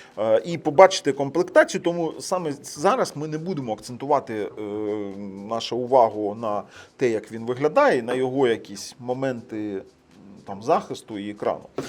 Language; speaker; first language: Ukrainian; non-native, local second language; Russian